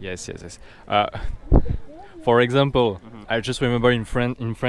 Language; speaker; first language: English; non-native, learner; French